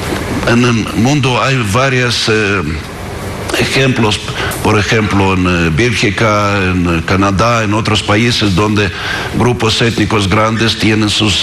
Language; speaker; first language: Spanish; non-native, fluent; Russian